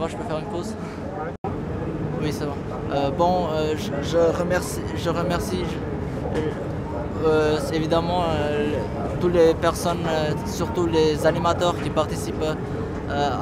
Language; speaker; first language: French; non-native, fluent; Albanian